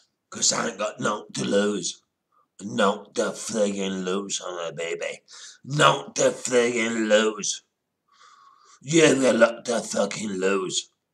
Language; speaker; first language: English; native; English